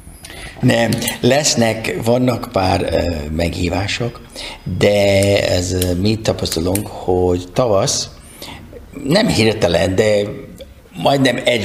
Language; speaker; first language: Hungarian; non-native, learner; English